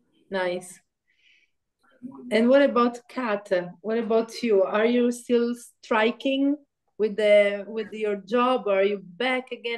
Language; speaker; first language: English; non-native, fluent; Italian